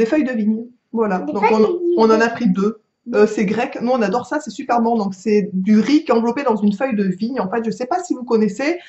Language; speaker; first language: French; native; French